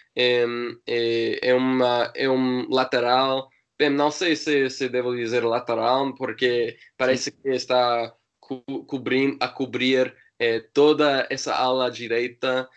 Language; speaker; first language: Portuguese; non-native, learner; English